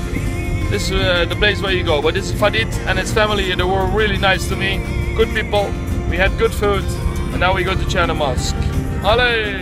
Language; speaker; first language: English; non-native, fluent; Dutch